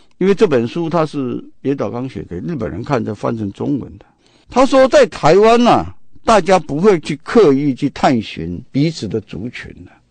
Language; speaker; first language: Chinese; non-native, local second language; Min Nan Chinese